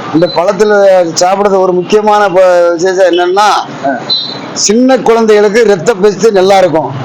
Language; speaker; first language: Tamil; native; Tamil